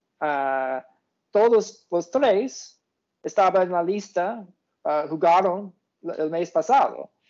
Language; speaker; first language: Spanish; non-native, learner; English